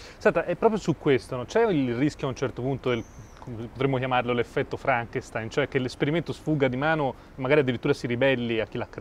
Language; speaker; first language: Italian; native; Italian